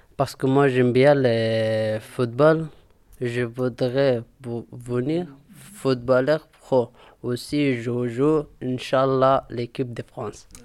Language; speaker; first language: French; non-native, learner; Pashto